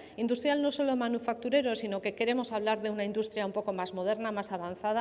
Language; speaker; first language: Spanish; non-native, local second language; Basque